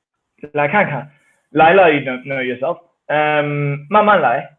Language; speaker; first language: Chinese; non-native, fluent; Swedish